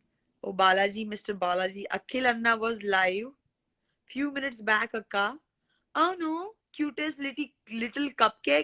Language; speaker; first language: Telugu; non-native, learner; Gujarati